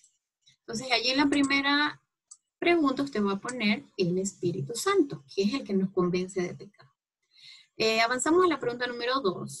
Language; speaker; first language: Spanish; native; Spanish